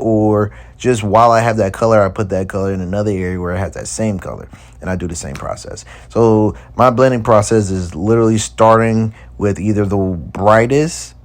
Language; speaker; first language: English; native; English